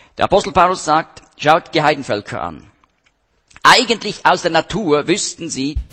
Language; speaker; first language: German; native; German